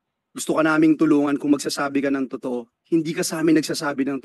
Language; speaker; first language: Filipino; native; Filipino